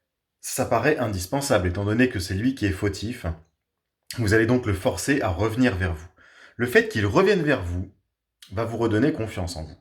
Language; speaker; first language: French; native; French